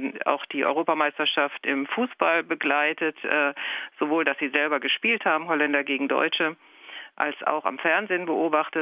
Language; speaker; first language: German; native; German